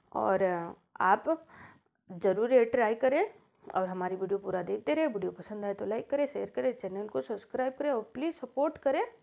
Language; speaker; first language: Hindi; native; Hindi